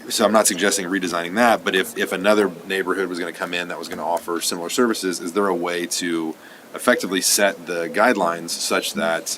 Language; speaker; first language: English; native; English